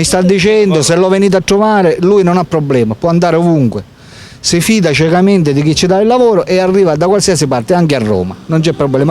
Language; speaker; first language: Italian; native; Italian